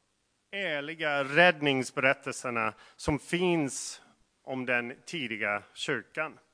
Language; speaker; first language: Swedish; non-native, fluent; English